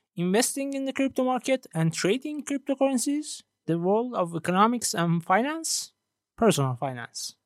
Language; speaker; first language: English; non-native, fluent; Persian